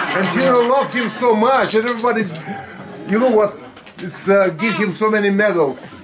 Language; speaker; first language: English; non-native, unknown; Ukrainian